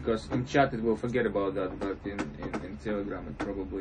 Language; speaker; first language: English; non-native, fluent; Russian